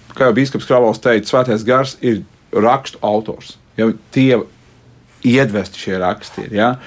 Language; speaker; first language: Latvian; native; Latvian